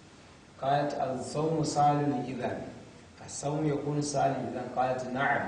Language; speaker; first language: Arabic; non-native, fluent; Hausa